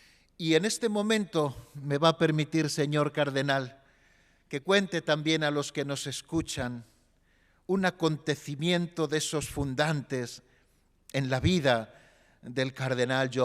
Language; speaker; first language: Spanish; native; Spanish